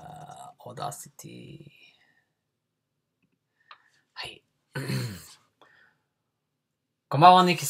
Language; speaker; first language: Japanese; non-native, learner; English